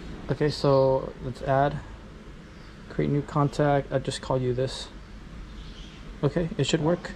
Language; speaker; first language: English; early bilingual, other home language; Vietnamese